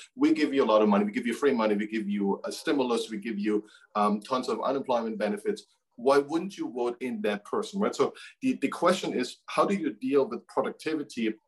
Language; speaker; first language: English; non-native, fluent; German